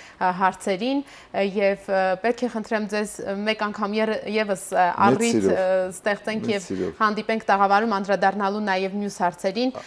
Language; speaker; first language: Armenian; native; Armenian